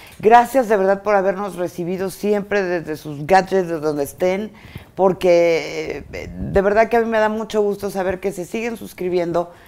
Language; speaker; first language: Spanish; native; Spanish